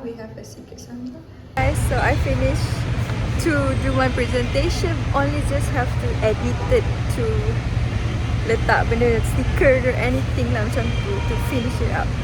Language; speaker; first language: English; non-native, local second language; Malay